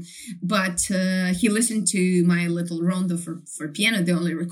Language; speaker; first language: English; non-native, fluent; Ukrainian